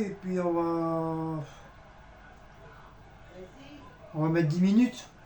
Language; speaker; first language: French; native; French